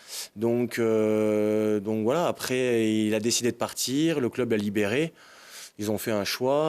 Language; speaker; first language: French; native; French